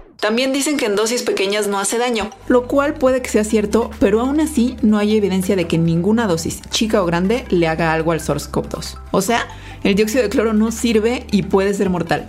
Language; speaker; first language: Spanish; native; Spanish